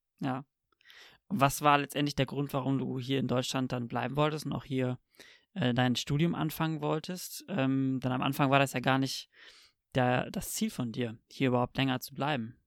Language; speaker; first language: German; native; German